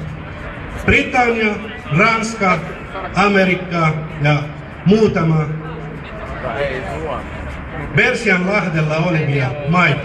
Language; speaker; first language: Finnish; non-native, fluent; Arabic